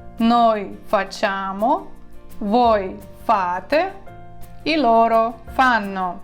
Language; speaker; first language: Italian; non-native, fluent; Ukrainian